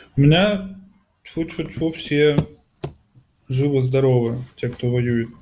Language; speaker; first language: Russian; native; Russian